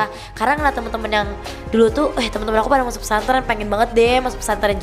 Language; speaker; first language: Indonesian; native; Indonesian